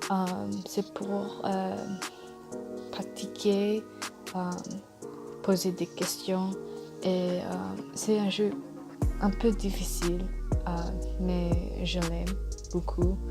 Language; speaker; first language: French; non-native, learner; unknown